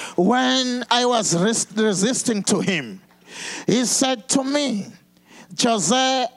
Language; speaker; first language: English; non-native, fluent; Portuguese